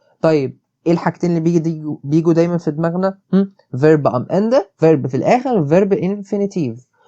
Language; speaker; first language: Arabic; native; Arabic